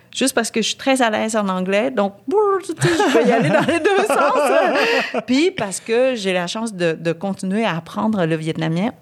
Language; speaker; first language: French; early bilingual, other home language; Vietnamese